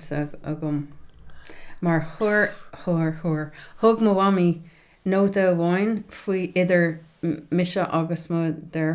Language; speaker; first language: Irish; non-native, local second language; English